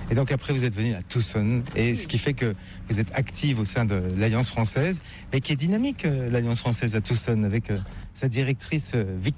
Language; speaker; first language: French; native; French